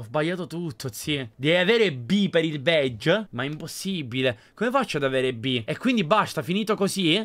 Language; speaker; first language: Italian; native; Italian